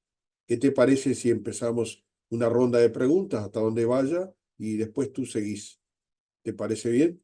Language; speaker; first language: Spanish; native; Spanish